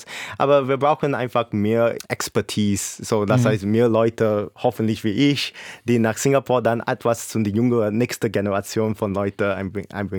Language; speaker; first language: German; non-native, fluent; English